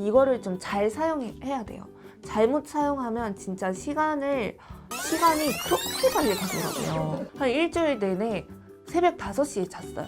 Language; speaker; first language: Korean; non-native, fluent; Mongolian